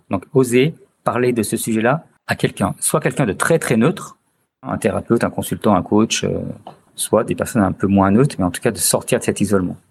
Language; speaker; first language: French; native; French